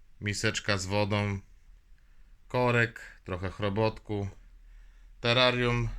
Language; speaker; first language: Polish; native; Polish